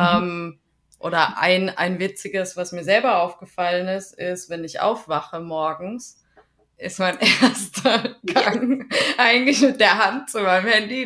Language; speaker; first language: German; native; German